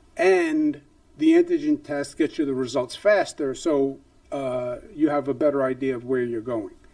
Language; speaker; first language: English; native; English